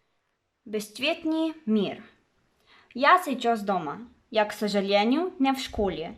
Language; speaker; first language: Russian; non-native, learner; Slovenian